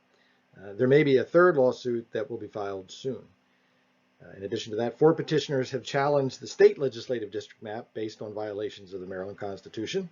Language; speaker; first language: English; native; English